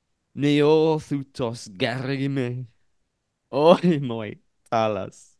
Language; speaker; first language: Greek; non-native, learner; English